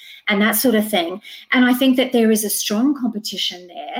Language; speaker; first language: English; native; English